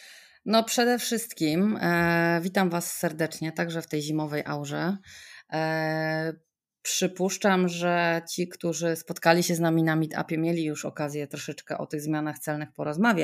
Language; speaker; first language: Polish; native; Polish